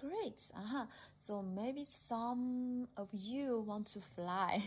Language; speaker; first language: English; non-native, fluent; Chinese